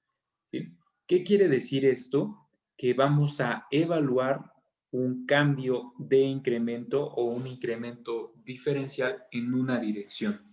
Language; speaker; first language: Spanish; native; Spanish